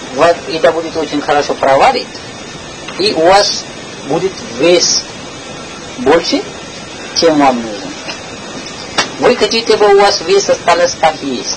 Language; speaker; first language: Russian; non-native, learner; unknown